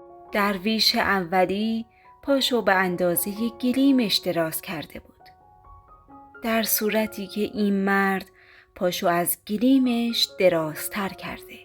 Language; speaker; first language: Persian; native; Persian